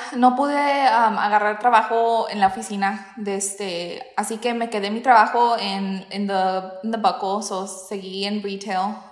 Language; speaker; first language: Spanish; early bilingual, heritage; Spanish